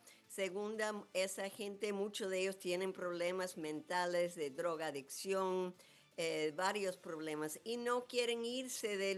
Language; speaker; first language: Spanish; non-native, fluent; English